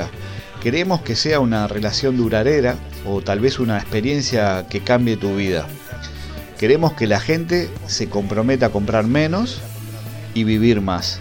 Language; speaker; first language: Spanish; native; Spanish